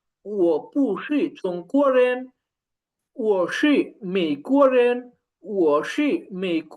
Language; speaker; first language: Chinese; non-native, fluent; Bangla